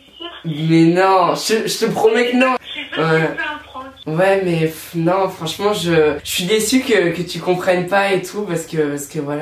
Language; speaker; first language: French; native; French